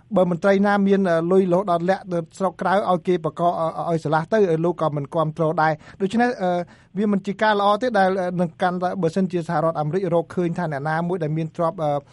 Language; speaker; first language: Khmer; native; Khmer